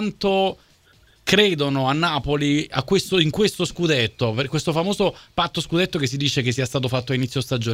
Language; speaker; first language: Italian; native; Italian